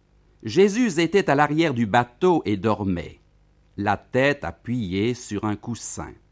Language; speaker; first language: French; native; French